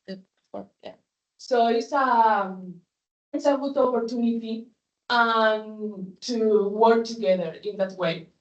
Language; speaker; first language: English; non-native, fluent; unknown